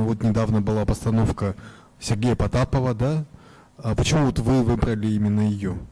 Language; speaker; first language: Russian; native; Russian